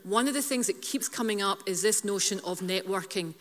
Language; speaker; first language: English; native; English